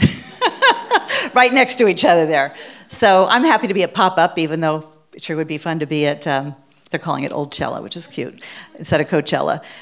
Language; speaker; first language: English; native; English